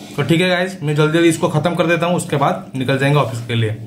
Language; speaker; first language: Hindi; non-native, local second language; Odia